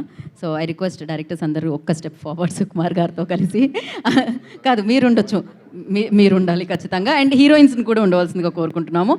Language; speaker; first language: Telugu; native; Telugu